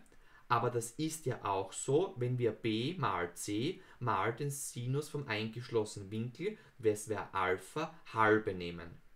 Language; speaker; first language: German; native; German